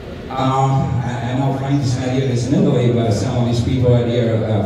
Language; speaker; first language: English; non-native, fluent; Italian